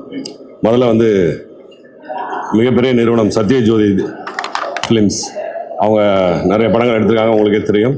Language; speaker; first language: Tamil; native; Tamil